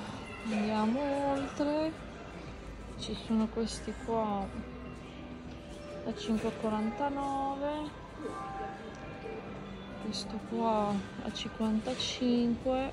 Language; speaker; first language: Italian; non-native, fluent; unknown